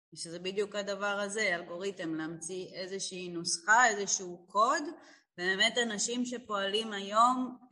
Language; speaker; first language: Hebrew; native; Hebrew